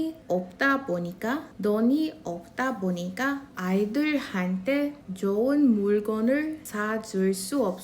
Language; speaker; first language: Korean; non-native, fluent; English